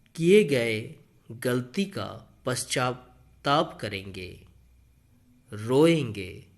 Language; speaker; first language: Hindi; non-native, local second language; Bangla